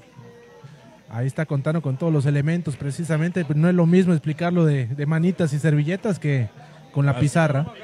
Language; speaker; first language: Spanish; native; Spanish